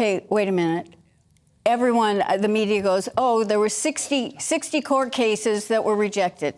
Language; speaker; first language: English; native; English